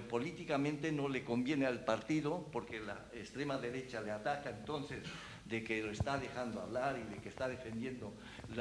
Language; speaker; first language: Spanish; native; Spanish